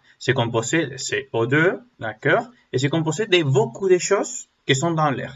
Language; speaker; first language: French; non-native, learner; Spanish